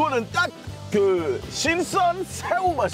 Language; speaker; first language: Korean; non-native, fluent; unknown